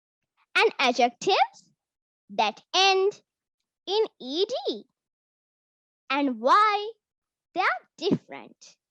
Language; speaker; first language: English; non-native, local second language; Sinhala